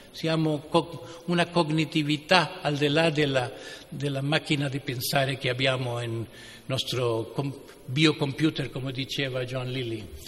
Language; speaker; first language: Italian; non-native, fluent; Spanish